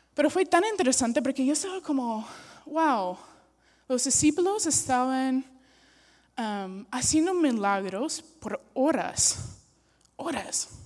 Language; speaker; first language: Spanish; non-native, fluent; English